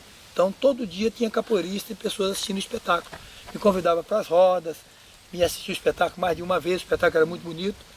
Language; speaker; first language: Portuguese; native; Portuguese